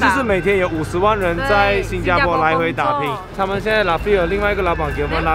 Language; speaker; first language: Chinese; native; Chinese